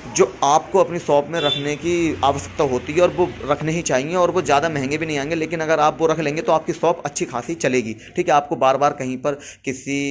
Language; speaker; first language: Hindi; native; Hindi